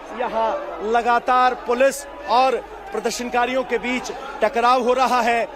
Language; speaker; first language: Hindi; native; Hindi